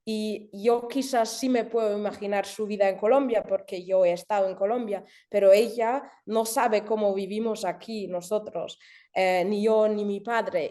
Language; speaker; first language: Spanish; early bilingual, heritage; German